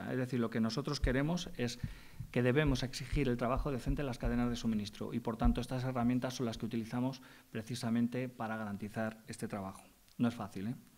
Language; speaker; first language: Spanish; native; Spanish